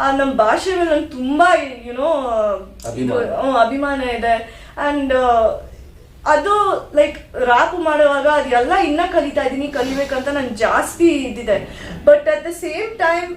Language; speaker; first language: Kannada; non-native, learner; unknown